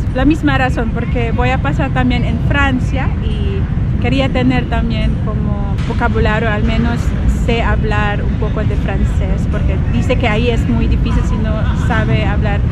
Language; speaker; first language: Spanish; non-native, fluent; Chavacano